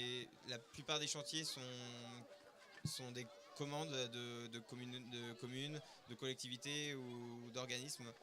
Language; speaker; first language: French; native; French